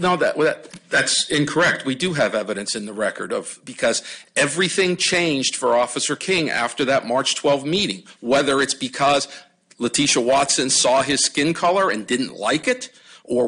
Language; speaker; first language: English; native; English